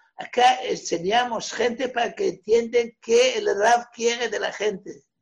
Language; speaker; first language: Spanish; non-native, fluent; Hebrew